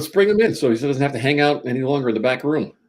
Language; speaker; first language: English; native; English